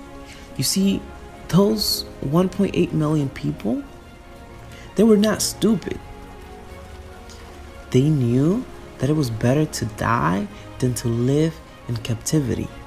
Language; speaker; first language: English; native; English